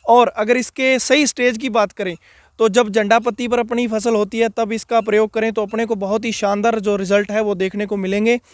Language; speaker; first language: Hindi; non-native, local second language; Punjabi